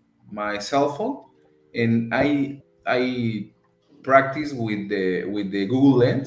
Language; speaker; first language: English; non-native, learner; Spanish